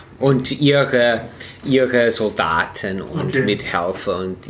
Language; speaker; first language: German; non-native, fluent; English